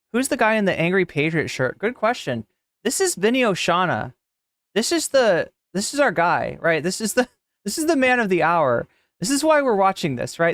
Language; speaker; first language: English; native; English